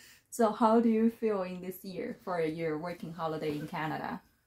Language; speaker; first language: English; non-native, learner; Chinese